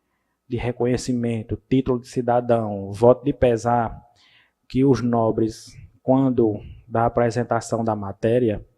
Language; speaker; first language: Portuguese; native; Portuguese